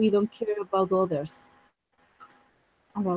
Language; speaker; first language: English; non-native, fluent; Spanish